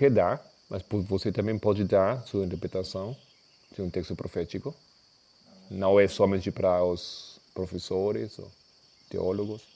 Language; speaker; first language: Portuguese; non-native, fluent; Spanish